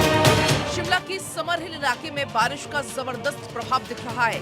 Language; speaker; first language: Hindi; native; Hindi